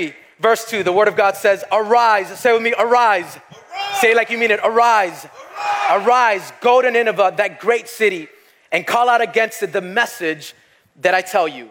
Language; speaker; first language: English; native; English